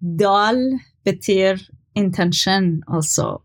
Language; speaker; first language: Norwegian; non-native, learner; Persian